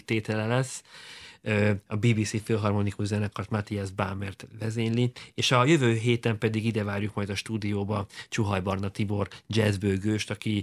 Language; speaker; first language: Hungarian; native; Hungarian